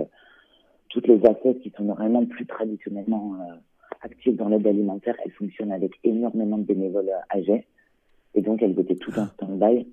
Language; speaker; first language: French; native; French